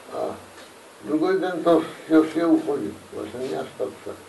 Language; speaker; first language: Russian; non-native, learner; Bangla